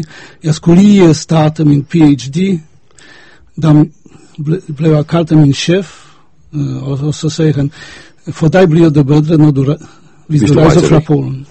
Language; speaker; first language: Danish; non-native, fluent; Polish